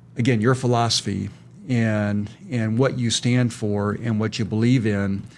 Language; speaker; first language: English; native; English